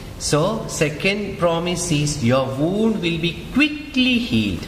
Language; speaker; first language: English; non-native, local second language; Malayalam